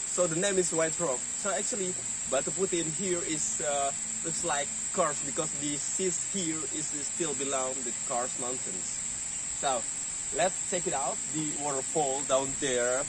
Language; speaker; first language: English; non-native, learner; Indonesian